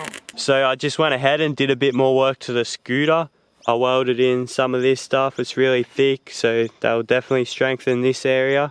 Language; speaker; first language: English; native; English